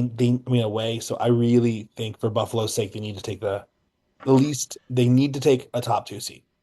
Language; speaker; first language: English; native; English